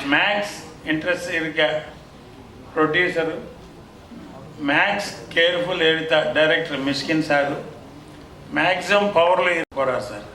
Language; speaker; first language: Tamil; non-native, fluent; Telugu